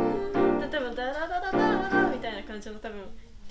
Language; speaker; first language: Japanese; native; Japanese